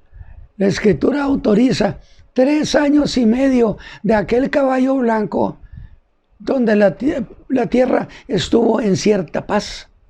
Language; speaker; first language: Spanish; native; Spanish